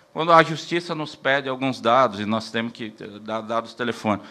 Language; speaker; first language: Portuguese; native; Portuguese